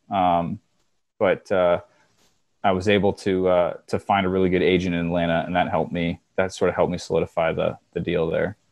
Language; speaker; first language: English; native; English